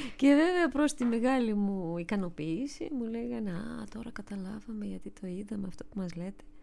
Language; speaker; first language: Greek; non-native, fluent; Russian